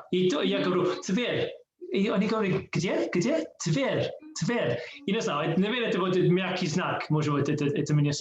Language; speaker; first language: Russian; non-native, learner; English